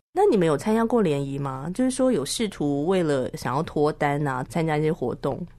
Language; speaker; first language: Chinese; native; Chinese